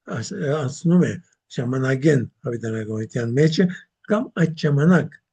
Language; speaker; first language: Armenian; early bilingual, heritage; Armenian